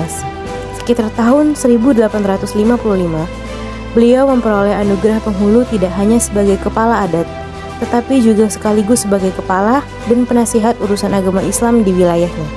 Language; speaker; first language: Indonesian; native; Indonesian